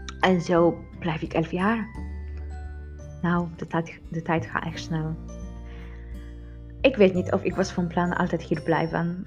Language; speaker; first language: Dutch; non-native, learner; Polish